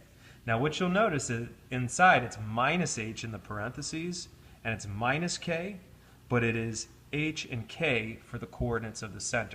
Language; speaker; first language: English; native; English